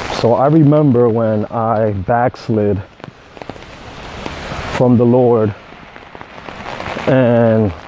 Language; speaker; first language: English; native; English